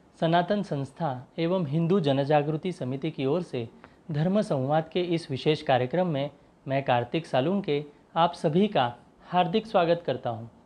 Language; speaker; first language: Hindi; non-native, local second language; Marathi